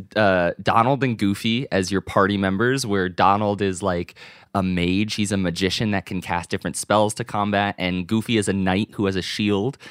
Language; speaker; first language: English; native; English